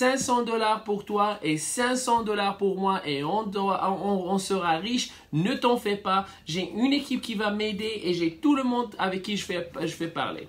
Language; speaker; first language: French; non-native, fluent; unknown